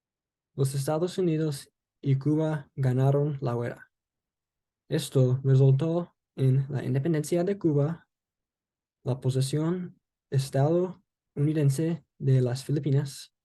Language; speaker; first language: Spanish; non-native, learner; English